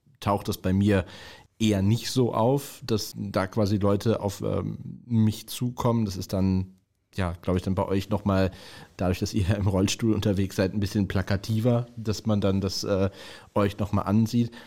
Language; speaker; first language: German; native; German